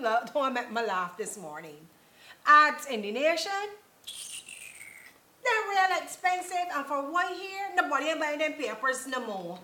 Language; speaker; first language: English; native; English